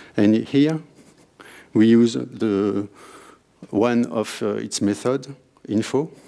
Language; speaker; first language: English; non-native, fluent; French